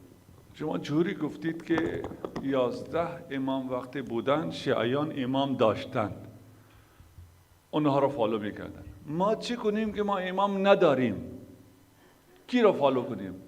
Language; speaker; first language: Persian; non-native, fluent; Urdu